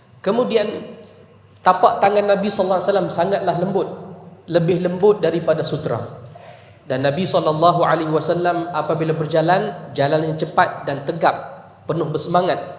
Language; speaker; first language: Malay; native; Malay